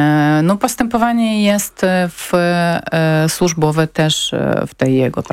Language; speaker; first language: Polish; non-native, fluent; Ukrainian